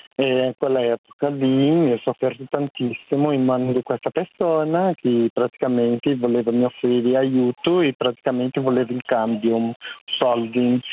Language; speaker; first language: Italian; non-native, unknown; Portuguese